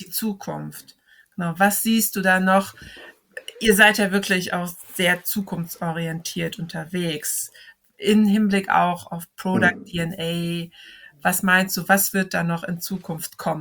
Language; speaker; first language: German; native; German